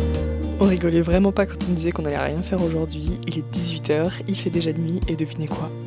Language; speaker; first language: French; native; French